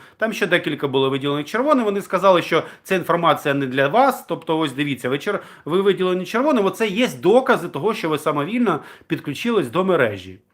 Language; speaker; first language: Ukrainian; non-native, local second language; Russian